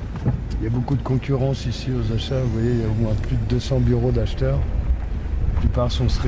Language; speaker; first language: French; native; French